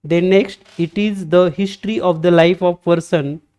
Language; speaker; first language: English; non-native, local second language; Marathi